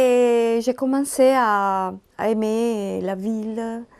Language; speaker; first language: French; non-native, learner; Italian